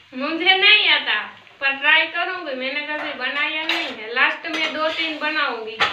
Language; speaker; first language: Hindi; non-native, local second language; Gujarati